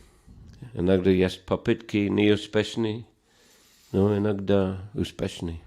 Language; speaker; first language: Russian; non-native, fluent; English